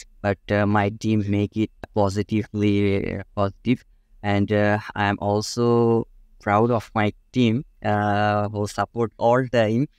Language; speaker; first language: English; non-native, local second language; Bangla